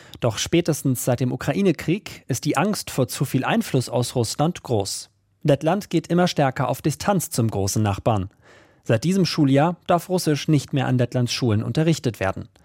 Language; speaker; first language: German; native; German